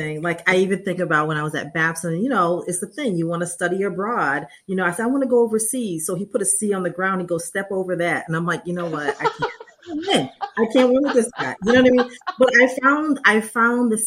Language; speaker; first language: English; native; English